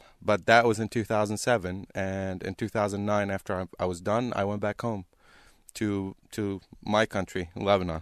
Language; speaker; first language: English; non-native, fluent; Arabic